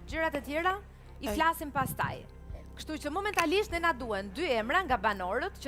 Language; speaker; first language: Albanian; native; Albanian